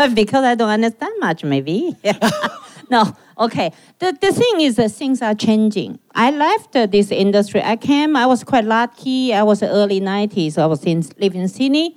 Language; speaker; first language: English; non-native, learner; Chinese